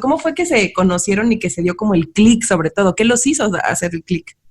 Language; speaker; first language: Spanish; native; Spanish